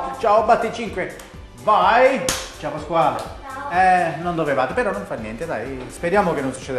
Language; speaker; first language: Italian; native; Italian